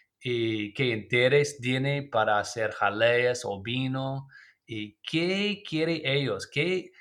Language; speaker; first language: Spanish; non-native, learner; English